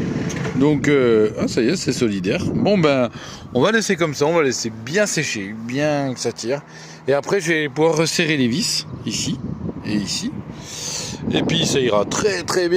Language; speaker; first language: French; native; French